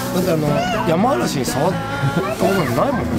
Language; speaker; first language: Japanese; native; Japanese